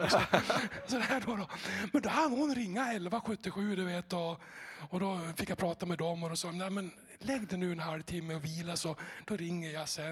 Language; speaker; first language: Swedish; native; Swedish